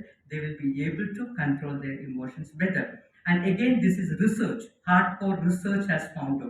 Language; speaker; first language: English; non-native, local second language; Malayalam